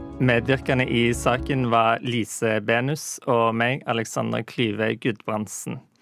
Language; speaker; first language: Norwegian; native; Norwegian